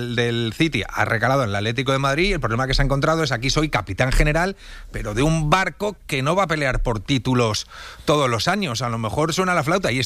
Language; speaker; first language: Spanish; native; Spanish